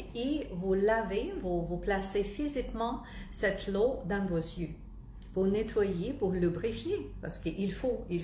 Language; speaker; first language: French; non-native, fluent; Russian